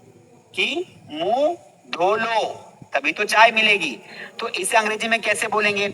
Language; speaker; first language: Hindi; native; Hindi